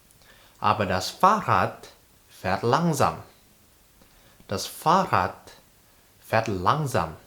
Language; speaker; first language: German; non-native, fluent; Indonesian